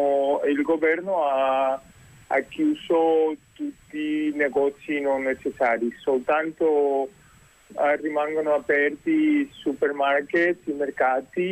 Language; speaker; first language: Italian; non-native, fluent; Spanish